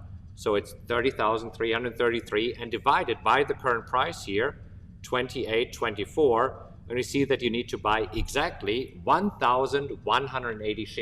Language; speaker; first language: English; non-native, fluent; German